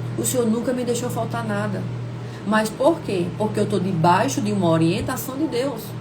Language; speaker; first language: Portuguese; native; Portuguese